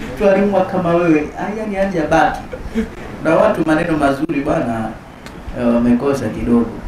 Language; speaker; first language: Swahili; native; Swahili